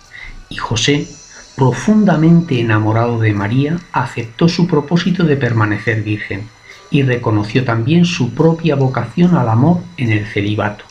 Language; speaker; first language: Spanish; native; Spanish